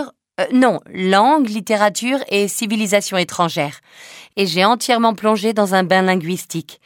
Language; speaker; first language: French; native; French